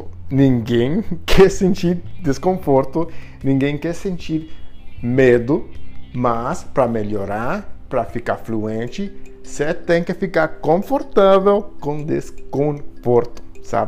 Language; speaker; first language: Portuguese; non-native, fluent; English